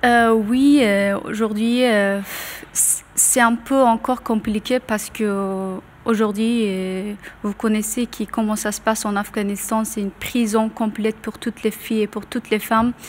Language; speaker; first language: French; non-native, learner; Persian